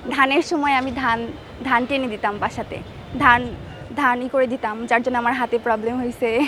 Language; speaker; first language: Bangla; native; Bangla